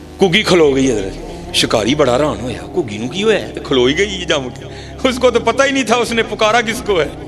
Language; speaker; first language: Urdu; non-native, local second language; Punjabi